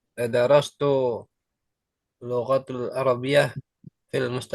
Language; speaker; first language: Arabic; non-native, learner; Indonesian